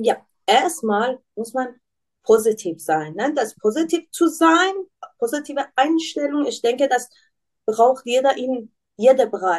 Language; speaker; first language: German; non-native, learner; Persian